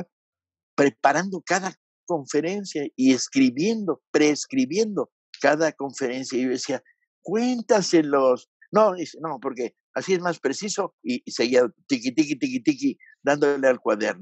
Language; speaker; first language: Spanish; native; Spanish